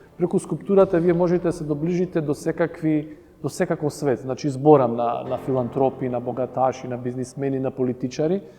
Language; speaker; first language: Macedonian; early bilingual, heritage; Macedonian